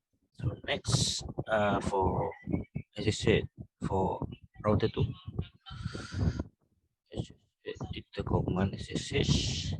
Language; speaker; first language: English; non-native, local second language; Malay